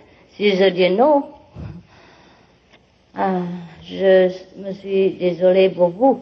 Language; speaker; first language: French; non-native, learner; Vietnamese